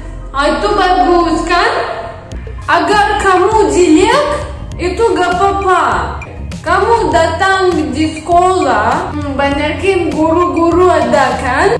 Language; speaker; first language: Indonesian; non-native, learner; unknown